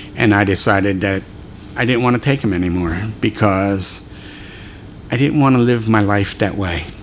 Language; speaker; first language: English; native; English